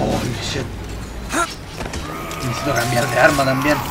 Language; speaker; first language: Spanish; native; Spanish